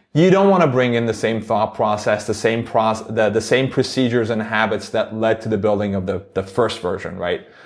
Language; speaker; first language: English; non-native, fluent; Turkish